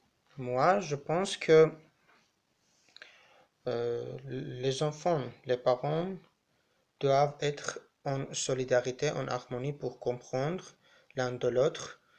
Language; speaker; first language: French; non-native, learner; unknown